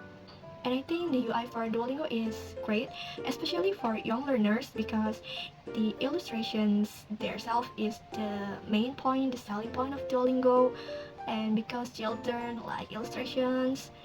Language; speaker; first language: English; non-native, learner; Indonesian